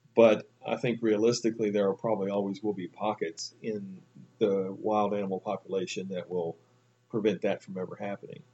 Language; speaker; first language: English; native; English